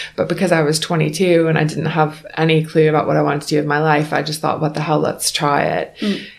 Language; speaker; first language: English; native; English